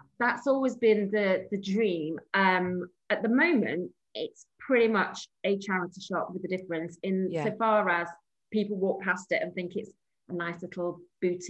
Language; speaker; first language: English; native; English